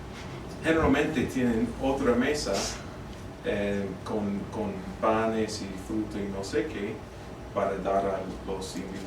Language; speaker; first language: Spanish; non-native, fluent; English